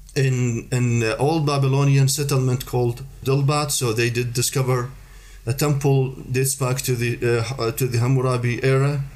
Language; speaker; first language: English; non-native, fluent; Arabic